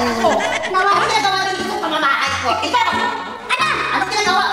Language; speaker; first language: Filipino; non-native, local second language; Cebuano